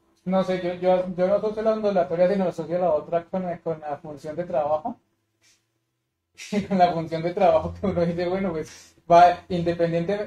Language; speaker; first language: Spanish; native; Spanish